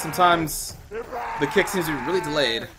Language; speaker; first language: English; native; English